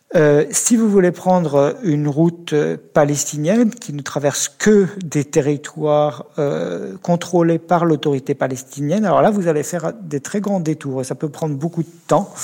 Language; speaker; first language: French; native; French